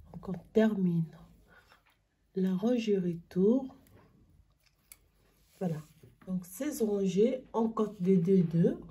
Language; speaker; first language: French; non-native, local second language; Arabic